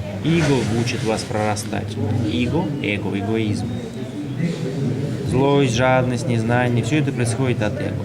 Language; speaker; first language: Russian; native; Russian